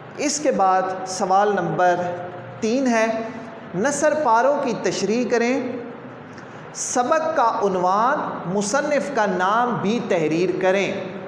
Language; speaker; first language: Urdu; non-native, local second language; Punjabi